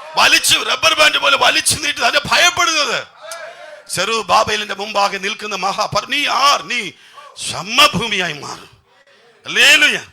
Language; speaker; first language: Malayalam; non-native, local second language; Tamil